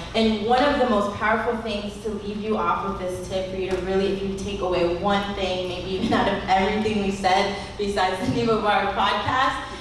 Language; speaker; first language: English; native; English